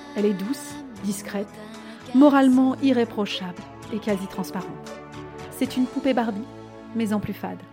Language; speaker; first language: French; native; French